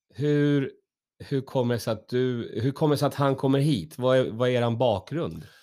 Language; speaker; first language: Swedish; native; Swedish